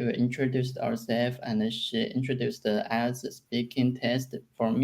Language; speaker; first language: English; non-native, learner; Chinese